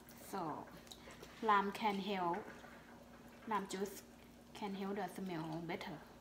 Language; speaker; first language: English; non-native, learner; Thai